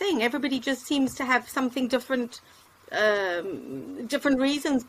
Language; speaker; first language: English; native; English